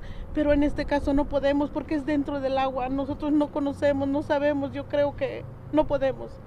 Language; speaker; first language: Spanish; native; Spanish